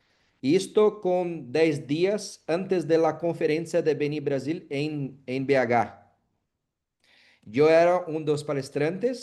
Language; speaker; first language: Spanish; non-native, learner; Portuguese